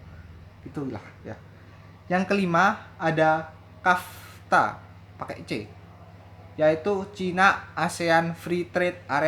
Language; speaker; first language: Indonesian; native; Indonesian